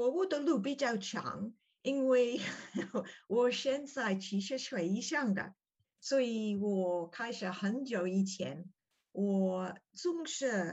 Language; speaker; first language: Chinese; non-native, learner; English